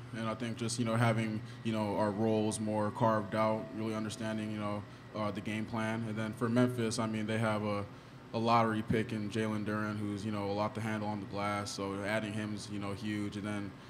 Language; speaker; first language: English; native; English